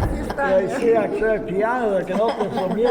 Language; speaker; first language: Polish; early bilingual, heritage; Polish